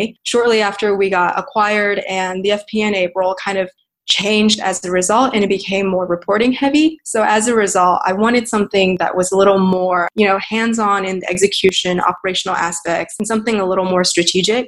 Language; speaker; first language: English; native; English